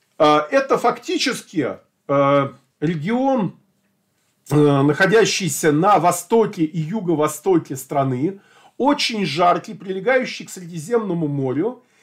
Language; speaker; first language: Russian; native; Russian